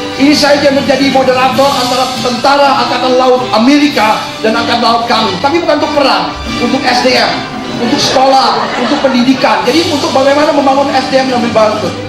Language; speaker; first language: Indonesian; early bilingual, heritage; Indonesian